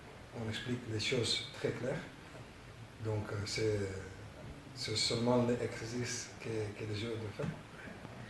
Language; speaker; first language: French; non-native, learner; Dutch